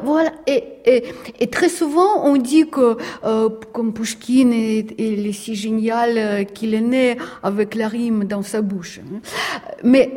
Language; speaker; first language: French; non-native, fluent; Russian